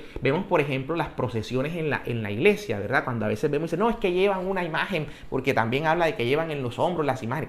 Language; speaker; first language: Spanish; native; Spanish